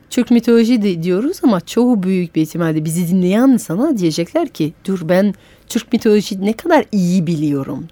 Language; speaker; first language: Turkish; non-native, fluent; French